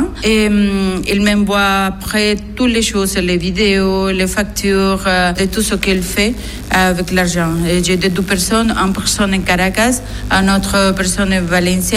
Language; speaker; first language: French; non-native, learner; Spanish